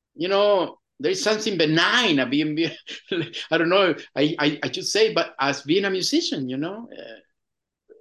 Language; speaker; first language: English; non-native, fluent; Spanish